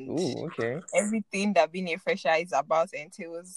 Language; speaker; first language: English; non-native, local second language; Yoruba